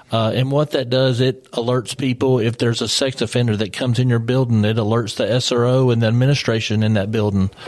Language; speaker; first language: English; native; English